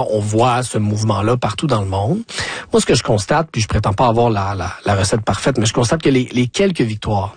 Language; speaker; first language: French; native; French